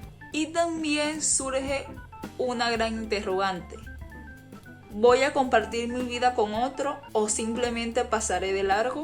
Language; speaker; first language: Spanish; native; Spanish